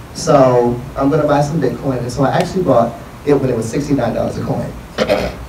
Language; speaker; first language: English; native; English